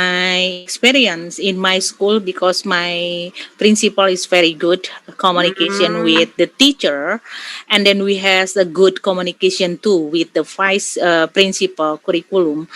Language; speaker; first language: English; non-native, learner; Indonesian